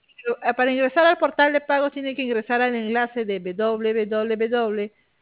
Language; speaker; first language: Spanish; native; Spanish